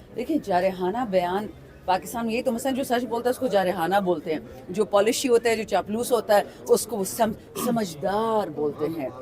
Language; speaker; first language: Urdu; non-native, local second language; Pashto